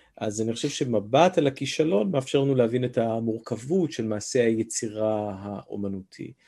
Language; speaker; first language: Hebrew; native; Hebrew